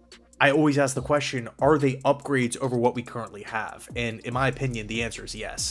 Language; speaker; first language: English; native; English